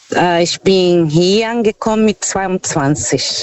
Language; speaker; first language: German; non-native, fluent; Portuguese